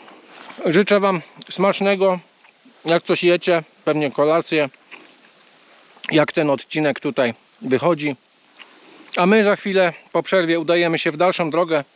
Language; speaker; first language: Polish; native; Polish